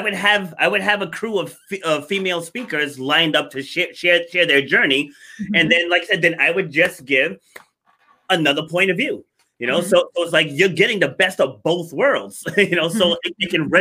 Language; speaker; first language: English; native; English